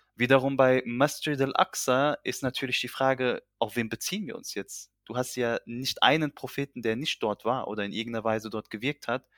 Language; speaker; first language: German; early bilingual, heritage; Urdu